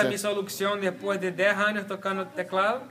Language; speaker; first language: Spanish; non-native, learner; Portuguese